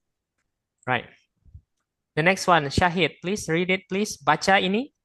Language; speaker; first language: English; non-native, fluent; Indonesian